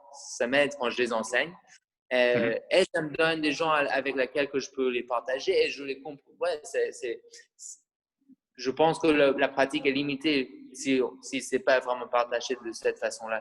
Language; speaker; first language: French; non-native, fluent; English